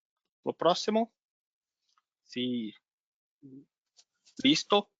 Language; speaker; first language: Spanish; non-native, learner; Portuguese